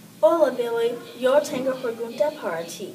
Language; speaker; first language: Spanish; non-native, learner; English